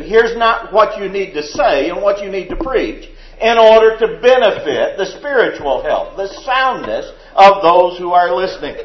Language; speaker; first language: English; native; English